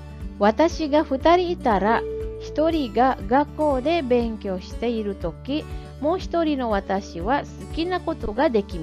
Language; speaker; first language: Japanese; non-native, fluent; Indonesian